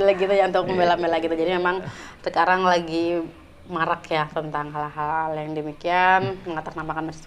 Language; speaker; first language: Indonesian; native; Indonesian